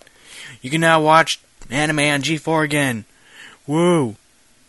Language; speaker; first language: English; native; English